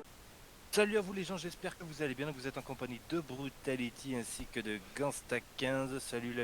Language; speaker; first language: French; native; French